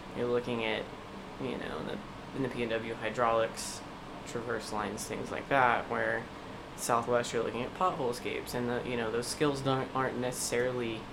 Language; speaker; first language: English; native; English